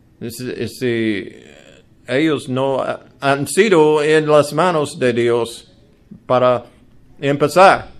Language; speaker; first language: Spanish; non-native, learner; English